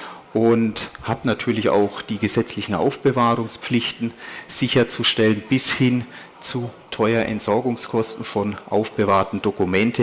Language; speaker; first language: German; native; German